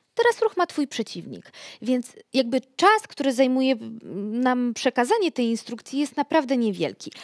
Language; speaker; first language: Polish; native; Polish